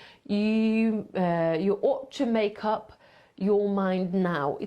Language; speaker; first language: English; non-native, fluent; Polish